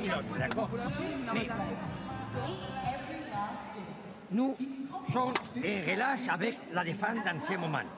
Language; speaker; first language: French; non-native, learner; Spanish